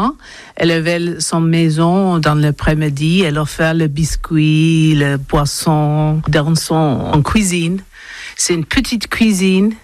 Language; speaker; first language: French; non-native, learner; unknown